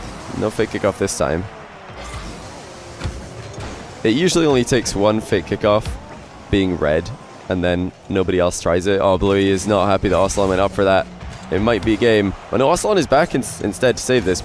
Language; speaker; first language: English; native; English